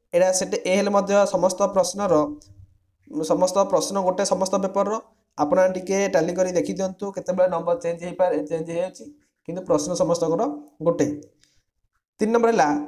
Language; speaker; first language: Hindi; non-native, local second language; Odia